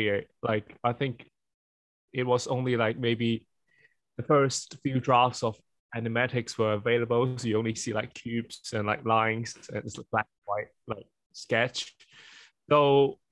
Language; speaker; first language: English; non-native, local second language; Cantonese